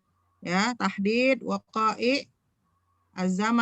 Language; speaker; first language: Arabic; non-native, fluent; Indonesian